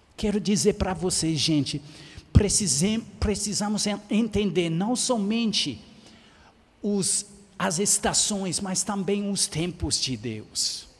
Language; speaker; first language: Portuguese; non-native, fluent; English